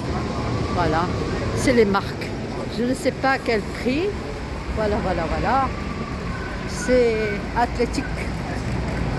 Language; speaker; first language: French; non-native, local second language; Arabic